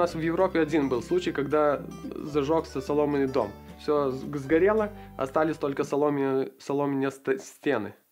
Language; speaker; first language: Russian; non-native, local second language; Lithuanian